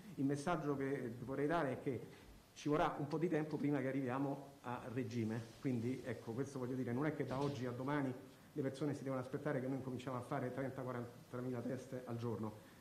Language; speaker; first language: Italian; native; Italian